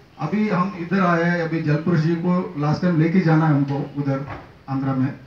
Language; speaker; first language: Hindi; non-native, local second language; Telugu